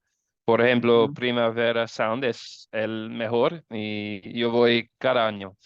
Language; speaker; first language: Spanish; non-native, learner; English